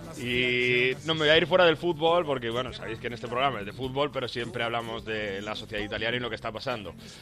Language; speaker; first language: Spanish; native; Spanish